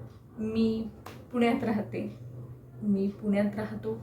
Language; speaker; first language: Marathi; non-native, local second language; Kannada